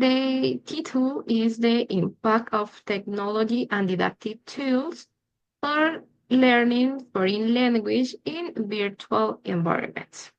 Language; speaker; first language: English; non-native, learner; Spanish